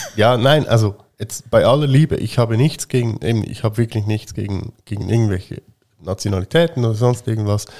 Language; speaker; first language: German; native; German